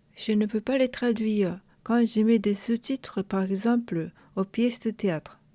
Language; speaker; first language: French; non-native, fluent; Japanese